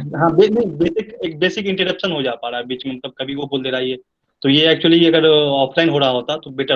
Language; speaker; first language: Hindi; native; Hindi